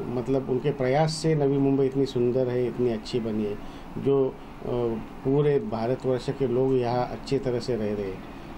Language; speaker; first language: Hindi; non-native, local second language; Marathi